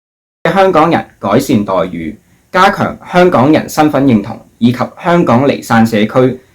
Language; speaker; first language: Cantonese; native; Cantonese